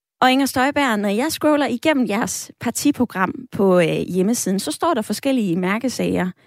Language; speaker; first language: Danish; native; Danish